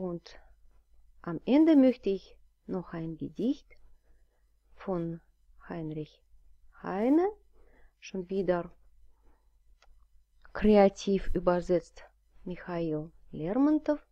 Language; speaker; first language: German; non-native, fluent; Russian